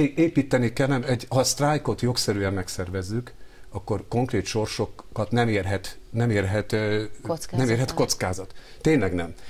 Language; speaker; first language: Hungarian; native; Hungarian